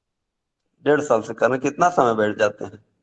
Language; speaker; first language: Hindi; native; Hindi